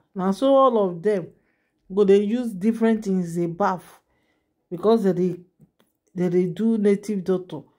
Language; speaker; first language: Nigerian Pidgin; non-native, local second language; Yoruba